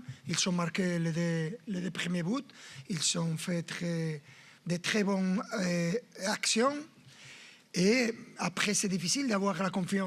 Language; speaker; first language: French; non-native, fluent; Spanish